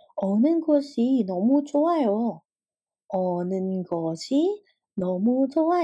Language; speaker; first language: Korean; non-native, fluent; Indonesian